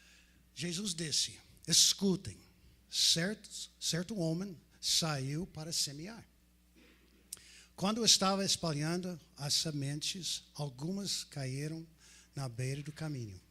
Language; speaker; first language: Portuguese; non-native, fluent; English